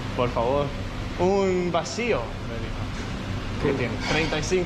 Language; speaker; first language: Spanish; non-native, fluent; English